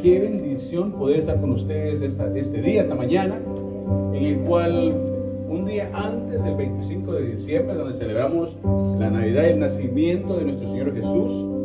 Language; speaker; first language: Spanish; native; Spanish